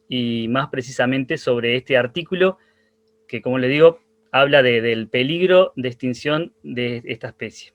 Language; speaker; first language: Spanish; native; Spanish